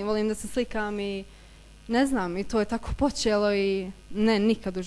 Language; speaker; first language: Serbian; early bilingual, heritage; Bosnian